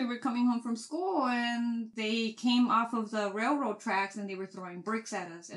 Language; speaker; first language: English; native; English